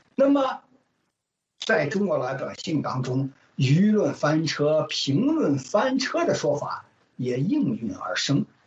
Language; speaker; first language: Chinese; native; Chinese